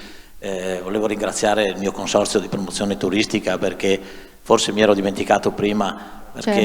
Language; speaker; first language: Italian; native; Italian